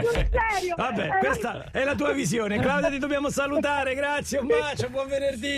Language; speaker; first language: Italian; native; Italian